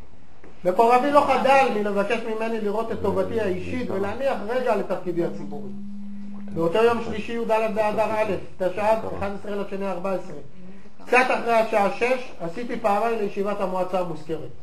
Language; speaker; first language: Hebrew; native; Hebrew